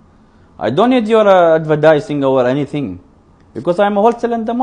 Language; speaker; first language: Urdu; non-native, learner; Arabic